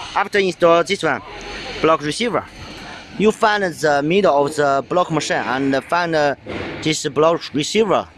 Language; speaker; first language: English; non-native, learner; Chinese